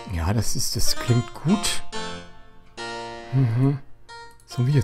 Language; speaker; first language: German; native; German